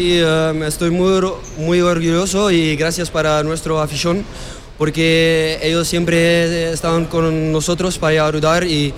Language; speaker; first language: Spanish; non-native, learner; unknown